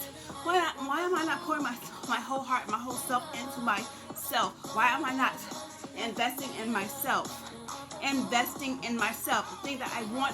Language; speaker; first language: English; native; English